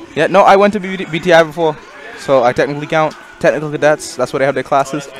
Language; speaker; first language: English; native; English